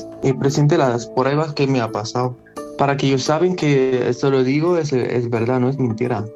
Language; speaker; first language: Spanish; non-native, learner; Arabic